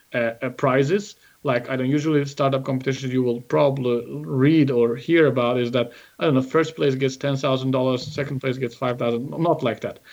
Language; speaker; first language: English; non-native, fluent; Azerbaijani